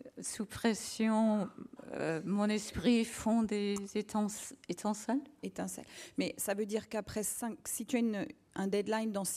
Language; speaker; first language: French; non-native, learner; English